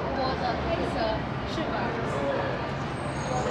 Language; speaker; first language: Chinese; non-native, learner; English